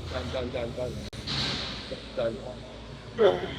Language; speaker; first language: English; native; English